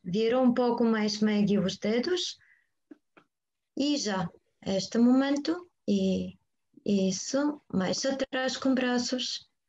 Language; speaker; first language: Portuguese; non-native, learner; Bulgarian